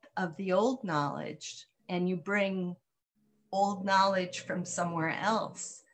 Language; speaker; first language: English; native; English